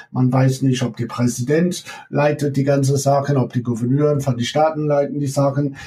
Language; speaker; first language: German; non-native, fluent; English